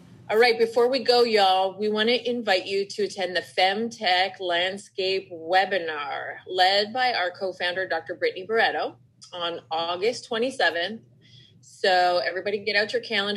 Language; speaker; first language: English; native; English